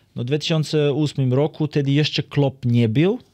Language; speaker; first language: Polish; non-native, fluent; Serbian